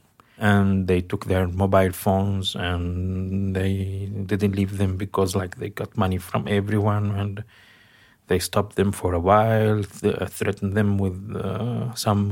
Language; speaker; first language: English; non-native, fluent; Arabic